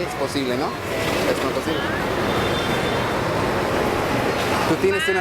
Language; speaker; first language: Spanish; non-native, learner; English